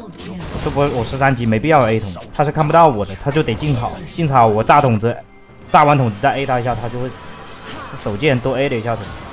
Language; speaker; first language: Chinese; native; Chinese